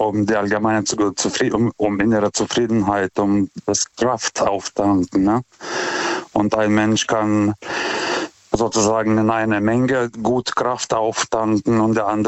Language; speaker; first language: German; non-native, fluent; Lithuanian